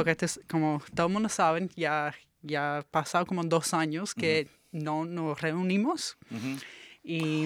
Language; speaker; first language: Spanish; early bilingual, heritage; English